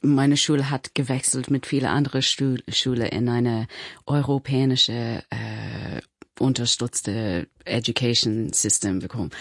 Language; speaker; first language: German; non-native, learner; English